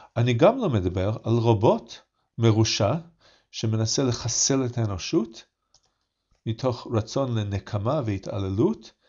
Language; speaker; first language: Hebrew; non-native, fluent; English